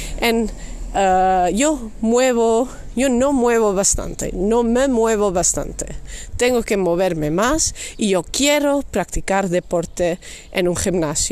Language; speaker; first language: Spanish; non-native, fluent; Dutch